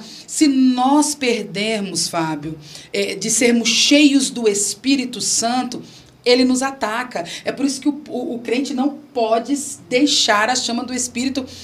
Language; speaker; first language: Portuguese; native; Portuguese